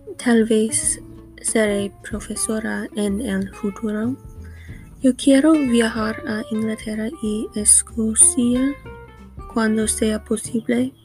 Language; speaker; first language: Spanish; non-native, learner; English